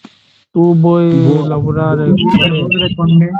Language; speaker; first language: Italian; non-native, learner; Bangla